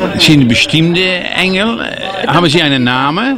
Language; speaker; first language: German; non-native, learner; Dutch